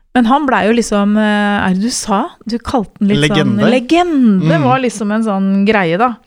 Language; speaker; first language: Norwegian; native; Norwegian